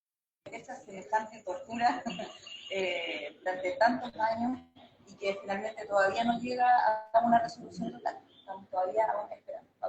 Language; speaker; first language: Spanish; native; Spanish